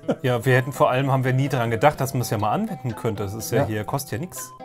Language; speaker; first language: German; native; German